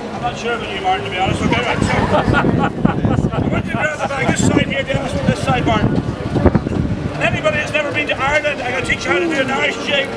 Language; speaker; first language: English; native; English